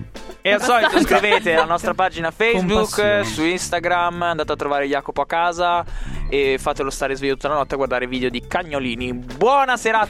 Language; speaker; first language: Italian; native; Italian